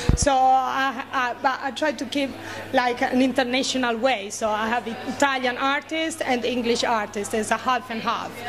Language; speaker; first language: English; non-native, fluent; Italian